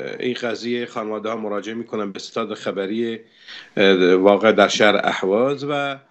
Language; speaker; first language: Persian; non-native, local second language; Arabic